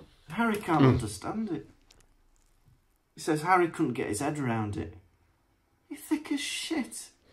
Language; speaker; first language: English; native; English